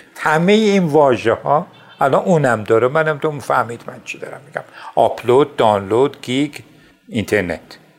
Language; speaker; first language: Persian; non-native, local second language; Azerbaijani